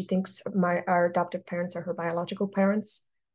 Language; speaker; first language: English; early bilingual, other home language; Russian